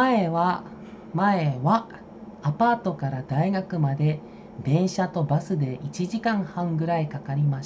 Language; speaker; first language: Japanese; non-native, fluent; Indonesian